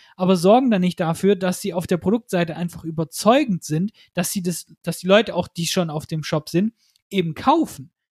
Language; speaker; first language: German; native; German